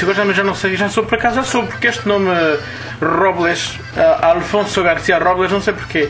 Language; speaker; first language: Portuguese; native; Portuguese